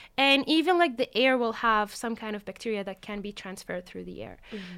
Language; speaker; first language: English; non-native, fluent; Arabic